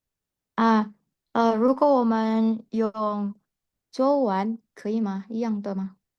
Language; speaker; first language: Chinese; non-native, learner; Indonesian